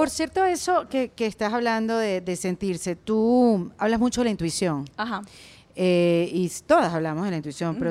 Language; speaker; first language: Spanish; native; Spanish